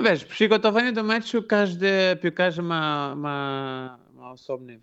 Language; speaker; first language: Polish; non-native, fluent; Portuguese